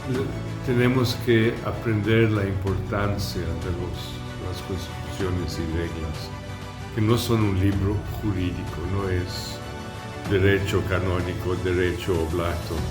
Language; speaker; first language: Spanish; non-native, fluent; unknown